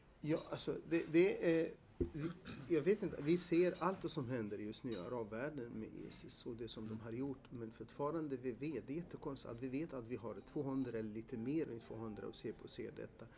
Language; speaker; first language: Swedish; non-native, fluent; Arabic